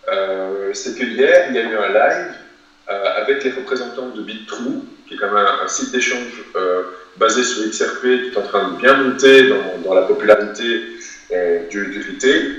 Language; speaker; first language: French; native; French